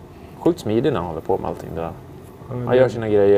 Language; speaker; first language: Swedish; native; Swedish